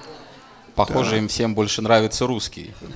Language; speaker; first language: Russian; native; Russian